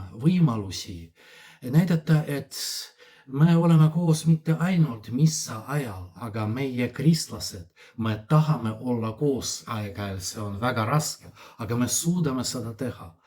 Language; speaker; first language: Estonian; non-native, fluent; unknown